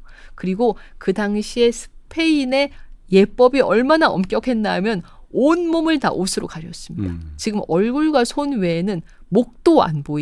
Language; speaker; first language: Korean; native; Korean